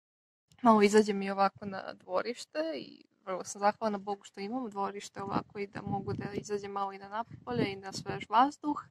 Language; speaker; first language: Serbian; non-native, local second language; Slovak